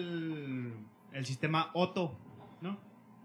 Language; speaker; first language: Spanish; native; Spanish